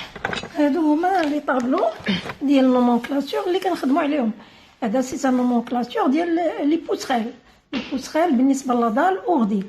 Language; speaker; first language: Arabic; native; Arabic